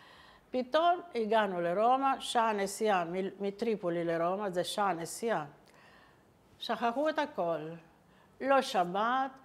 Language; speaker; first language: Hebrew; non-native, fluent; Italian